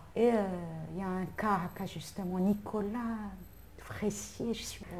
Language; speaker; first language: French; non-native, local second language; Arabic